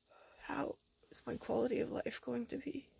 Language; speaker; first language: English; native; English